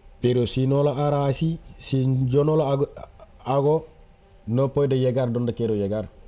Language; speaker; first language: Spanish; non-native, fluent; Wolof